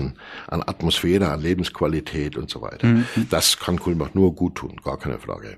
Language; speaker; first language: German; native; German